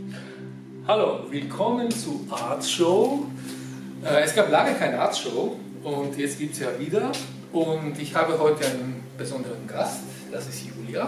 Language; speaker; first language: German; non-native, fluent; Georgian